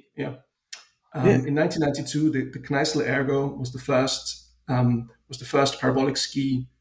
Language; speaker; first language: English; non-native, fluent; German